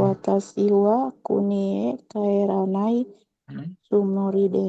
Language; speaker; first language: Japanese; non-native, learner; Indonesian